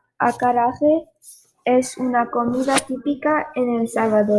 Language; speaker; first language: Spanish; non-native, learner; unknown